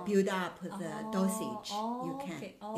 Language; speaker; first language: English; non-native, learner; Chinese